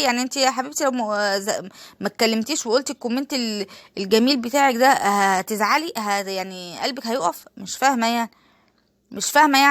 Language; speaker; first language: Arabic; native; Arabic